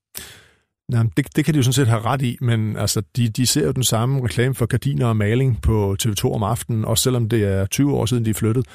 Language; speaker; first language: Danish; native; Danish